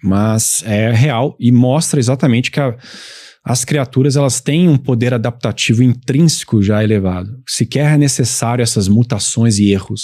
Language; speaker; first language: Portuguese; native; Portuguese